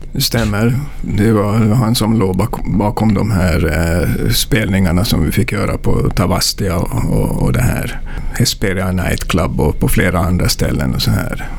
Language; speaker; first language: Swedish; native; Swedish